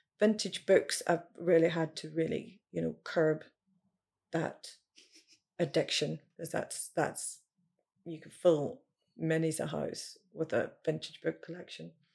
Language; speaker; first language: English; native; English